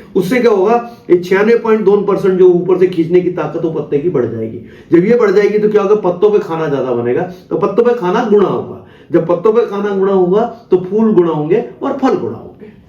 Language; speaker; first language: Hindi; non-native, local second language; Marathi